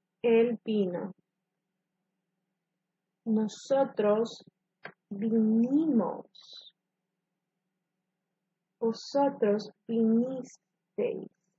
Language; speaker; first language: Spanish; non-native, fluent; English